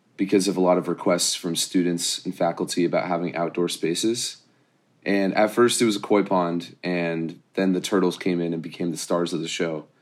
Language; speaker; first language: English; native; English